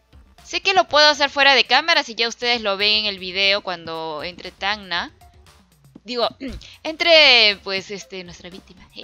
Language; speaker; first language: Spanish; native; Spanish